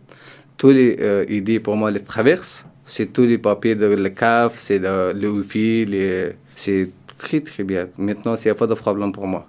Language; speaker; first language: French; non-native, learner; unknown